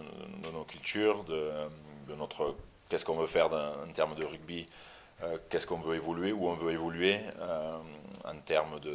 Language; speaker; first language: French; native; French